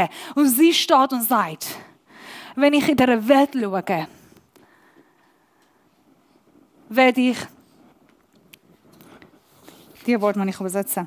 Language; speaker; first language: German; non-native, learner; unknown